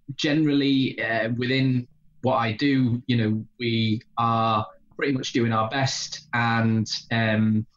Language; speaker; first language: English; native; English